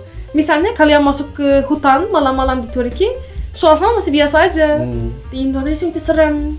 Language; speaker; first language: Indonesian; non-native, fluent; Turkish